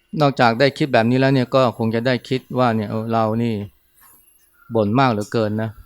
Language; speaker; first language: Thai; native; Thai